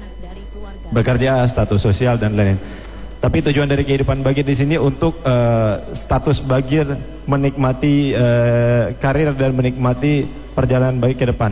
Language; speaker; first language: Indonesian; native; Indonesian